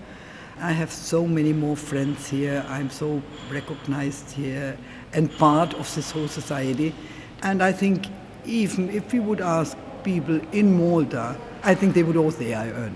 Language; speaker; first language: English; non-native, fluent; German